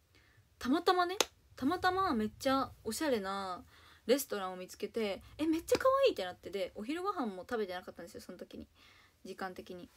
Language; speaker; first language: Japanese; native; Japanese